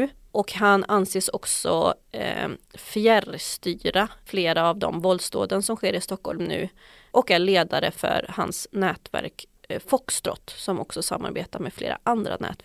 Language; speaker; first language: Swedish; native; Swedish